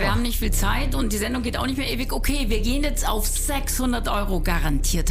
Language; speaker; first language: German; native; German